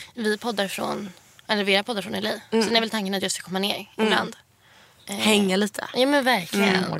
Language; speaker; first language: Swedish; native; Swedish